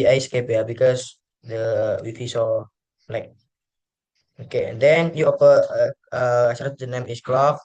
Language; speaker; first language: English; non-native, learner; Indonesian